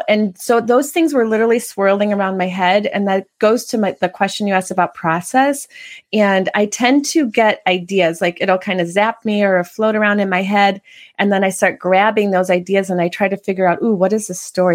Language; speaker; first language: English; native; English